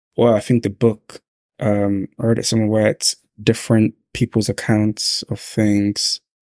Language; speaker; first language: English; native; English